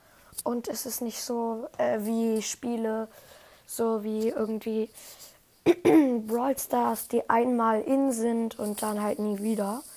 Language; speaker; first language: German; native; German